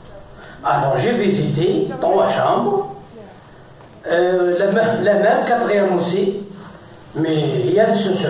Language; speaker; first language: French; non-native, learner; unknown